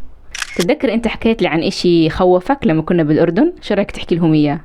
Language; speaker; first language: Arabic; native; Arabic